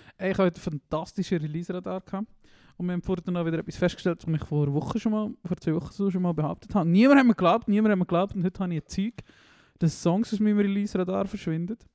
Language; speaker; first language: German; native; German